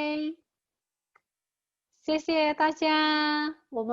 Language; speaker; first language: Chinese; non-native, fluent; Indonesian